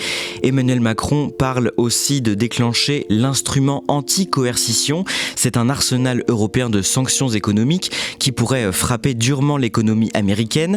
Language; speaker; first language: French; native; French